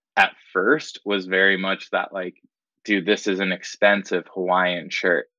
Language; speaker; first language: English; native; English